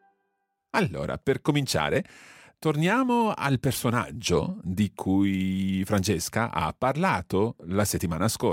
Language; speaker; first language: Italian; non-native, fluent; English